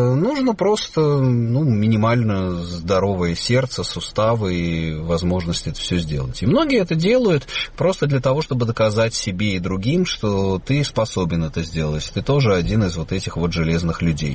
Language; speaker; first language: Russian; native; Russian